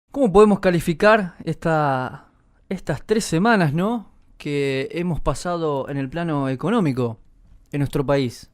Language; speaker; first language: Spanish; native; Spanish